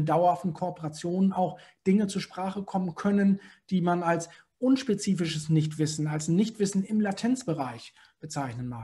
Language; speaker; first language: German; native; German